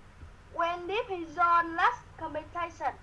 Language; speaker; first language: English; non-native, learner; Vietnamese